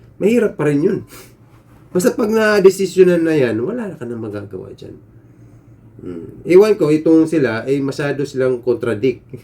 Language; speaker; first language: Filipino; native; Filipino